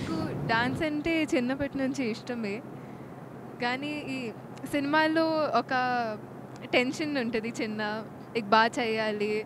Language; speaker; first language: Telugu; non-native, fluent; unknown